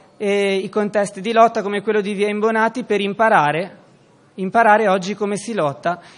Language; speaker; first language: Italian; native; Italian